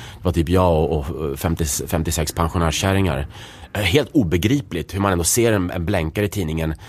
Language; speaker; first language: Swedish; early bilingual, other home language; Czech